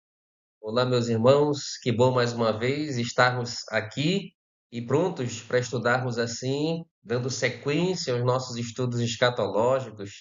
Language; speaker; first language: Portuguese; native; Portuguese